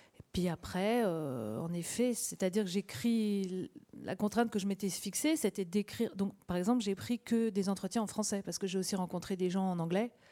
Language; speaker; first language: French; native; French